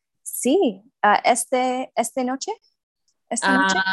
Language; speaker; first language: Spanish; non-native, learner; English